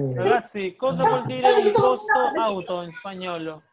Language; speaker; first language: Italian; non-native, fluent; Spanish